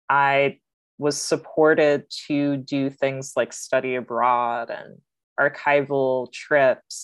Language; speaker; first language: English; native; English